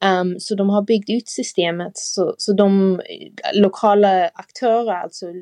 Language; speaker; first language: Swedish; non-native, fluent; English